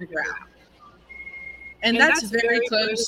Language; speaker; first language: English; non-native, fluent; Spanish